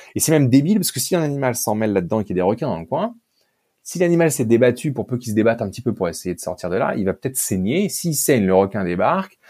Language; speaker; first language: French; native; French